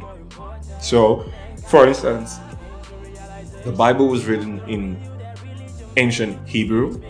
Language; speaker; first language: English; non-native, local second language; Yoruba